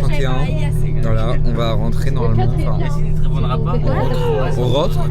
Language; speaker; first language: French; native; French